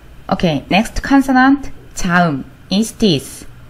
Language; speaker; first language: English; non-native, fluent; Korean